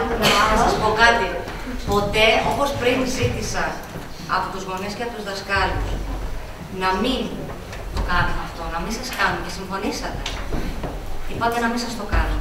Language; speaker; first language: Greek; native; Greek